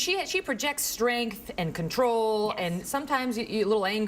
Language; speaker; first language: English; native; English